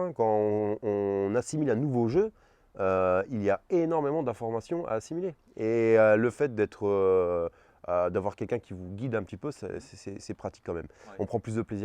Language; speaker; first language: French; native; French